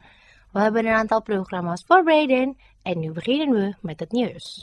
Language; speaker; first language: Dutch; non-native, fluent; Indonesian